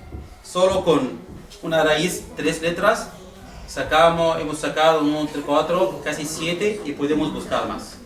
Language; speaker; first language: Spanish; non-native, fluent; Arabic